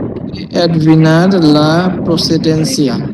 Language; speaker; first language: Spanish; non-native, learner; Bangla